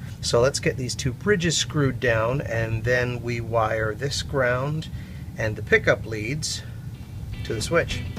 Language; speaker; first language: English; native; English